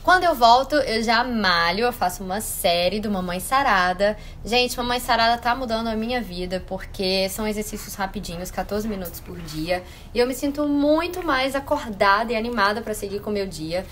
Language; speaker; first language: Portuguese; native; Portuguese